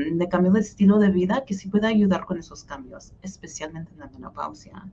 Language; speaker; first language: Spanish; early bilingual, heritage; Spanish